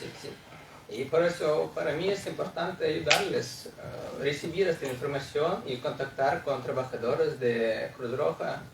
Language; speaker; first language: Spanish; non-native, fluent; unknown